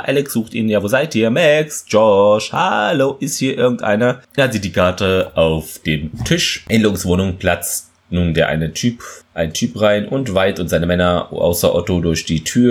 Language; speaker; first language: German; native; German